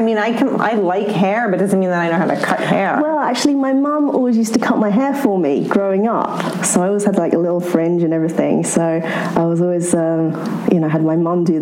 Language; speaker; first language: English; native; English